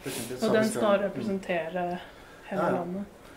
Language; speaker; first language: Norwegian; non-native, fluent; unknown